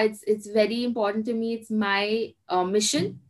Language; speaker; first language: English; non-native, local second language; Hindi